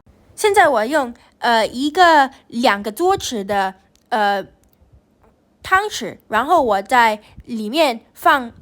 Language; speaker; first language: Chinese; non-native, learner; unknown